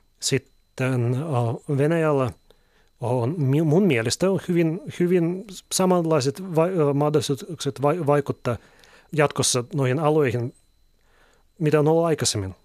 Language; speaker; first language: Finnish; non-native, fluent; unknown